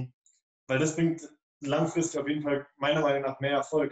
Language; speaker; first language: German; native; German